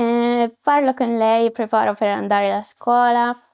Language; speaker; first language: Italian; non-native, learner; Arabic